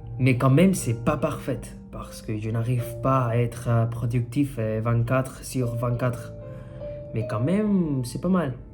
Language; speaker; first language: French; non-native, fluent; Spanish